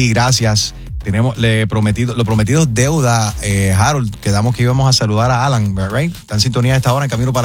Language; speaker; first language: Spanish; native; Spanish